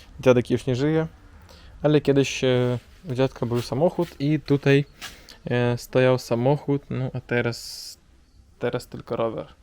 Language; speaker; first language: Polish; non-native, learner; Russian